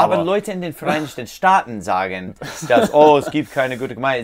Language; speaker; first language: German; non-native, learner; English